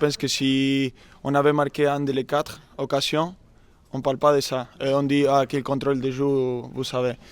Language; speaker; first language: French; non-native, learner; Spanish